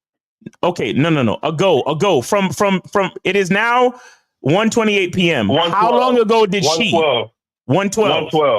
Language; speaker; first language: English; native; English